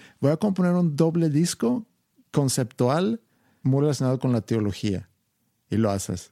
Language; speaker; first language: Spanish; non-native, fluent; Swedish